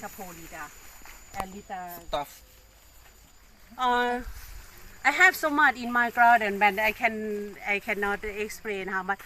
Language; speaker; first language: English; non-native, learner; Thai